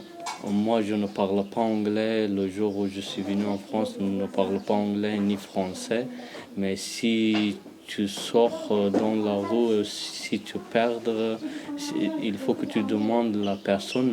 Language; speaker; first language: French; non-native, learner; Pashto